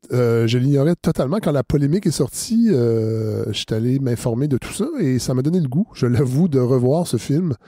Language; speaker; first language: French; native; French